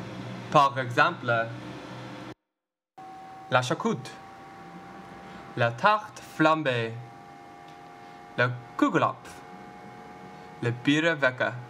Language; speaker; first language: French; non-native, learner; English